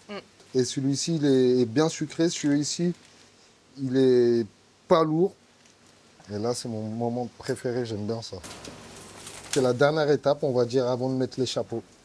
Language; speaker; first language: French; native; French